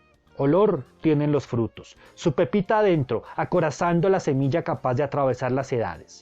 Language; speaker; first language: Spanish; native; Spanish